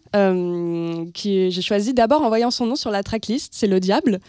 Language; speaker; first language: French; native; French